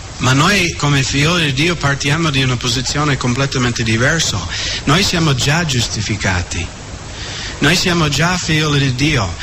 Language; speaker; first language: Italian; non-native, fluent; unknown